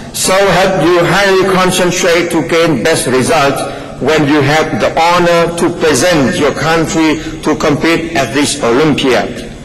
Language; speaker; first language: English; non-native, fluent; Vietnamese